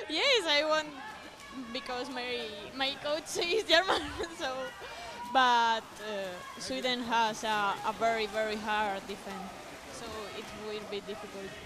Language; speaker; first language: English; non-native, learner; Spanish